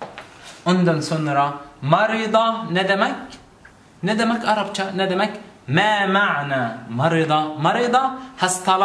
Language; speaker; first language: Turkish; non-native, fluent; Arabic